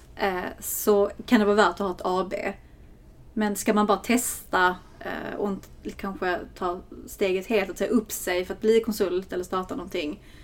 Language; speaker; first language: Swedish; native; Swedish